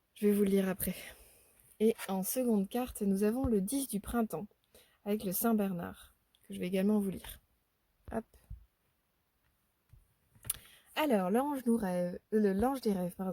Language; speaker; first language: French; native; French